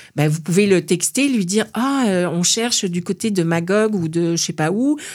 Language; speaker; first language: French; native; French